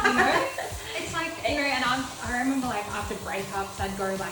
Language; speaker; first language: English; native; English